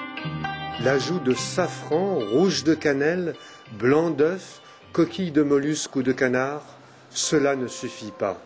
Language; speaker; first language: French; native; French